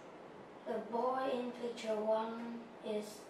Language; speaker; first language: English; non-native, learner; Vietnamese